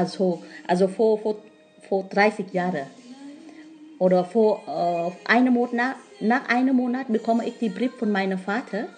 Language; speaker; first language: German; non-native, learner; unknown